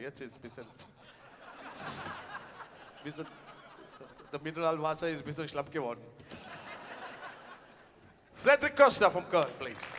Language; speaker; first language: German; non-native, learner; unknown